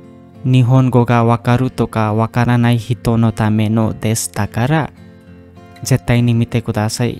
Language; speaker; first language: Japanese; non-native, fluent; Indonesian